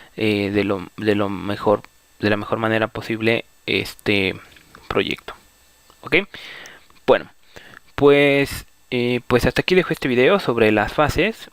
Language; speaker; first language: Spanish; native; Spanish